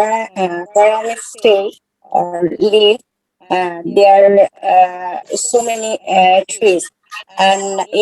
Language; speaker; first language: English; non-native, learner; Bangla